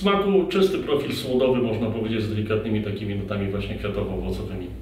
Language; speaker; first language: Polish; native; Polish